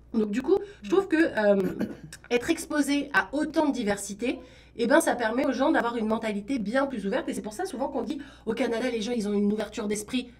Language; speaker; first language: French; native; French